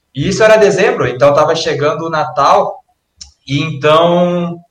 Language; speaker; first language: Portuguese; native; Portuguese